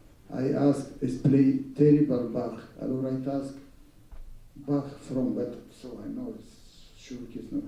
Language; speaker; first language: English; non-native, learner; Russian